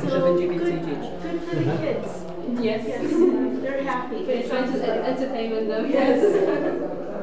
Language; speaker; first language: English; non-native, learner; Polish